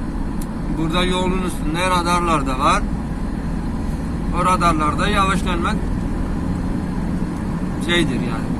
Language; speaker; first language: Turkish; non-native, learner; Urdu